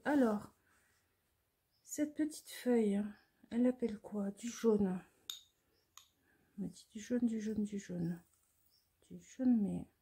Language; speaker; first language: French; native; French